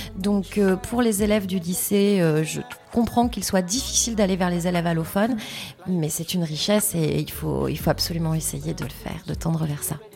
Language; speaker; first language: French; native; French